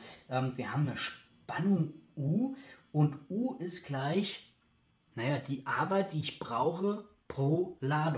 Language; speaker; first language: German; native; German